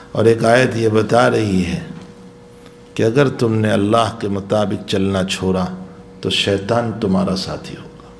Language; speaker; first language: Urdu; non-native, local second language; Gujarati